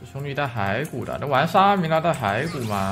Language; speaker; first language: Chinese; native; Chinese